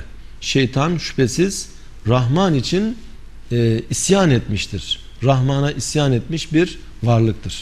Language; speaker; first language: Turkish; native; Turkish